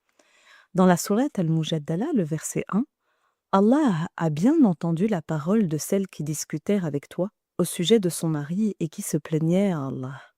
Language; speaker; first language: French; native; French